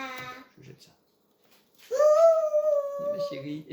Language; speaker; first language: French; native; French